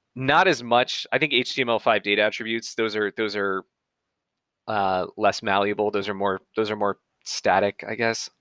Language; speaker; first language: English; native; English